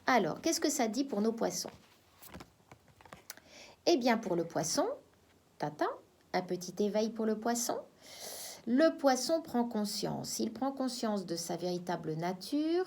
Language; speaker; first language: French; native; French